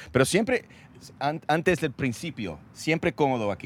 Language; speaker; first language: Spanish; non-native, learner; English